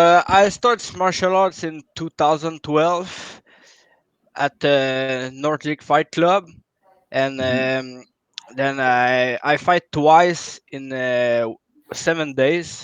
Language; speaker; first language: English; non-native, local second language; French